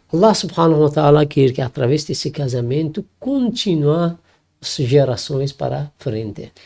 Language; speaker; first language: Portuguese; non-native, learner; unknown